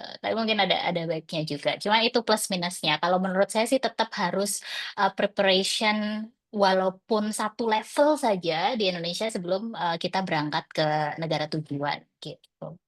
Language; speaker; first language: Indonesian; native; Indonesian